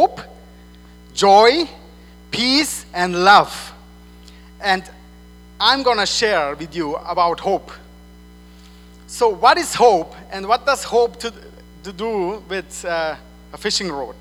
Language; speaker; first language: English; non-native, fluent; German